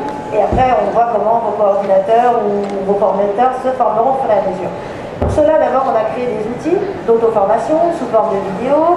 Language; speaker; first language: French; native; French